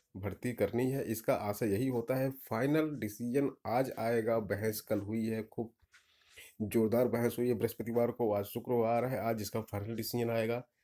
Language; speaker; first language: Hindi; native; Hindi